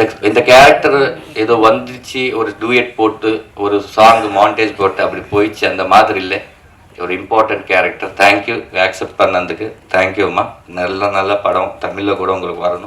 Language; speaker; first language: Tamil; non-native, learner; Telugu